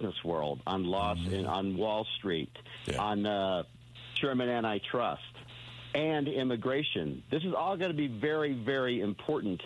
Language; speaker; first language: English; native; English